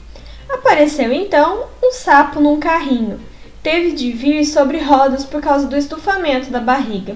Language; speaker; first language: Portuguese; native; Portuguese